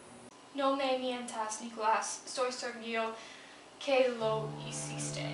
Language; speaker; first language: Spanish; non-native, learner; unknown